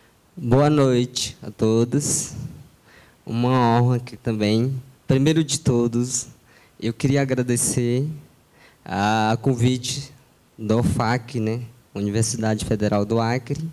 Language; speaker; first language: Portuguese; non-native, local second language; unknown